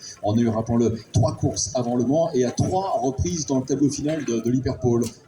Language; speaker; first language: French; native; French